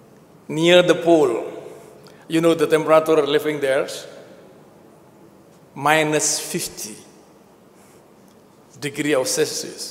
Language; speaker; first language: English; non-native, learner; Indonesian